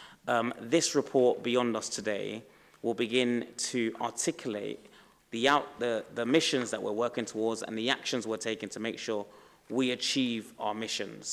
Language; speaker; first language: English; native; English